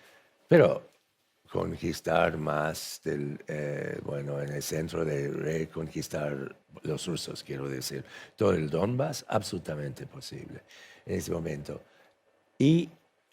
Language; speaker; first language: Spanish; non-native, fluent; English